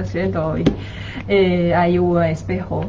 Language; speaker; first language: Spanish; non-native, learner; Chinese